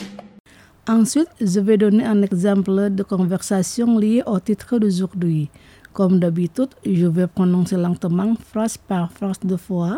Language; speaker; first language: French; non-native, fluent; Indonesian